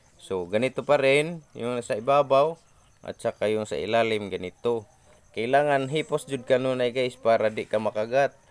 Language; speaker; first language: Filipino; non-native, local second language; Cebuano